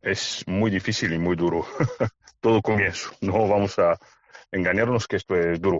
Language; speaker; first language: Spanish; non-native, fluent; Bulgarian